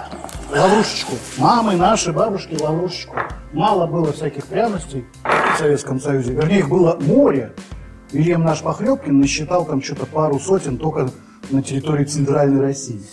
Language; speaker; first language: Russian; native; Russian